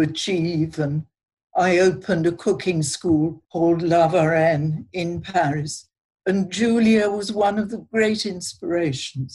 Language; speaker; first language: English; native; English